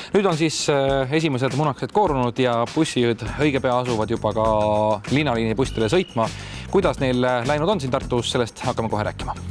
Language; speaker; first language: Estonian; native; Estonian